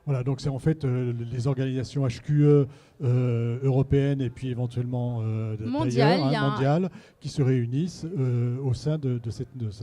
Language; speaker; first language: French; native; French